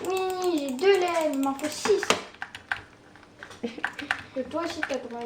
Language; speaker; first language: French; native; French